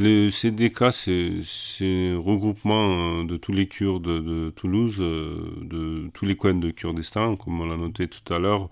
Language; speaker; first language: French; non-native, fluent; Kurdish